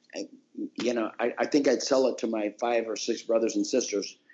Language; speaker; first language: English; native; English